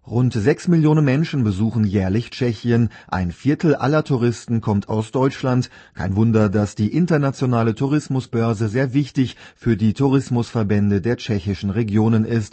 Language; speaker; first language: German; native; German